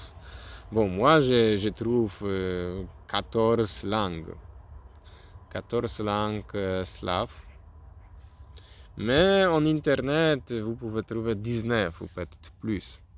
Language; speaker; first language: French; non-native, learner; Polish